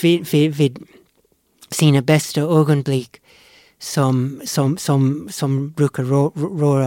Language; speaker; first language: Swedish; non-native, fluent; English